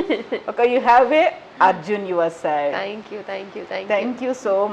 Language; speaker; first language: Telugu; native; Telugu